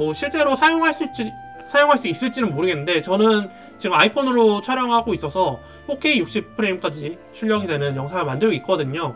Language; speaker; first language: Korean; native; Korean